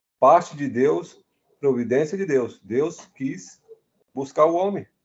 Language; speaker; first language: Portuguese; native; Portuguese